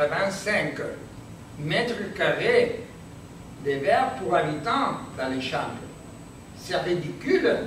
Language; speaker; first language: French; non-native, learner; Spanish